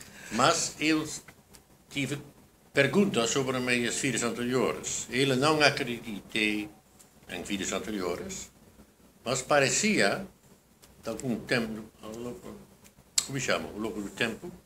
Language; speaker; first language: Portuguese; non-native, fluent; Dutch